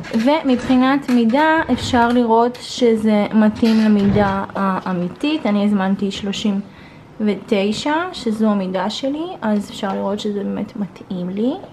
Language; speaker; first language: Hebrew; native; Hebrew